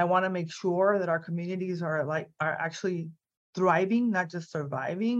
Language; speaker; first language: English; non-native, fluent; Spanish